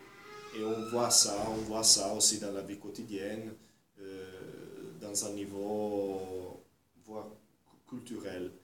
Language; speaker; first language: French; non-native, fluent; Italian